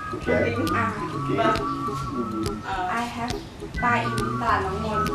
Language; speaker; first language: English; non-native, learner; Thai